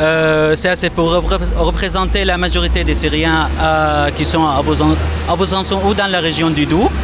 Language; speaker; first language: French; non-native, fluent; Arabic